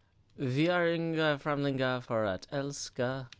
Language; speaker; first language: Swedish; non-native, learner; English